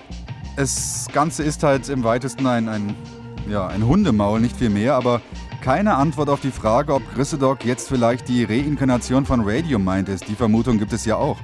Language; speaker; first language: German; native; German